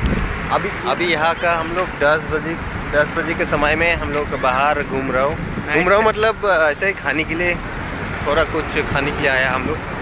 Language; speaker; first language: Hindi; non-native, local second language; Bangla